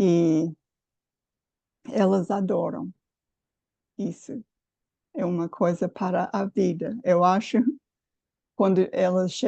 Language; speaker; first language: Portuguese; non-native, fluent; English